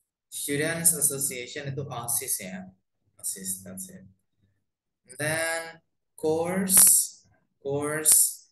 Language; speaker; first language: English; non-native, fluent; Indonesian